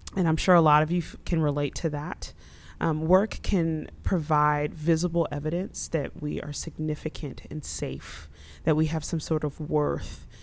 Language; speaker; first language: English; early bilingual, other home language; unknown